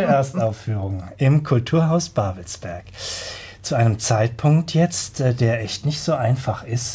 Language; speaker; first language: German; native; German